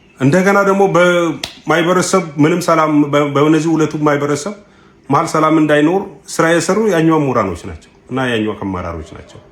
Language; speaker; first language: Amharic; non-native, local second language; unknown